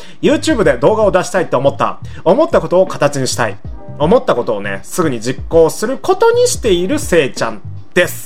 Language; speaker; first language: Japanese; native; Japanese